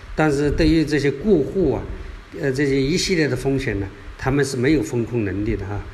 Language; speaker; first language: Chinese; native; Chinese